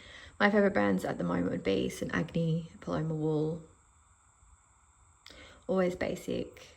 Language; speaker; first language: English; native; English